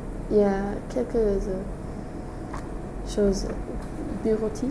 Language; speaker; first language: French; non-native, fluent; English